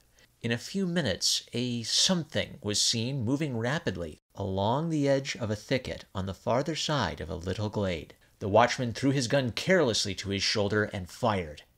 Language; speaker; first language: English; native; English